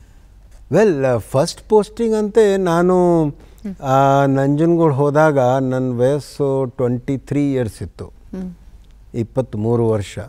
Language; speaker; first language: Kannada; non-native, fluent; Hindi